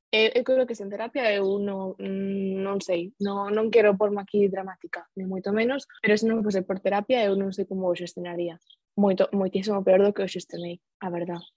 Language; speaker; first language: Galician; non-native, local second language; Spanish